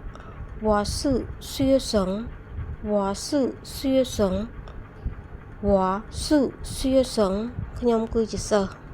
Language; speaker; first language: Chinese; non-native, fluent; Khmer